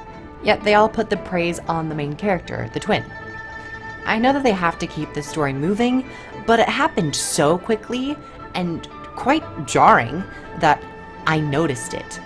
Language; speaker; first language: English; native; English